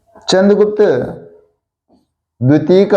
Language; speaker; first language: Hindi; native; Hindi